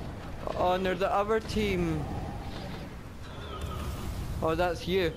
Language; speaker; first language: English; native; English